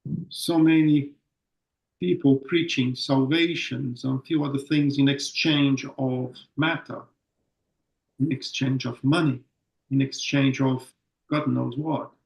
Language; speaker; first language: English; non-native, fluent; Portuguese